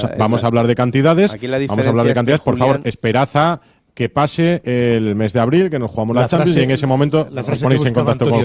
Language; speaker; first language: Spanish; native; Spanish